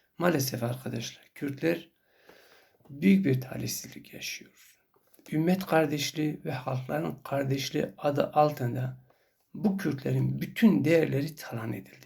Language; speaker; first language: Turkish; non-native, local second language; Kurdish